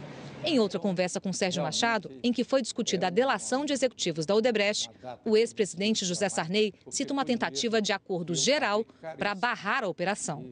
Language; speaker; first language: Portuguese; native; Portuguese